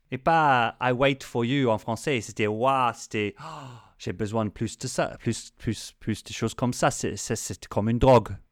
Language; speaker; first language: French; non-native, fluent; English